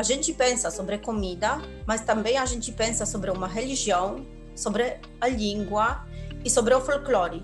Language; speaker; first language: Portuguese; non-native, fluent; Polish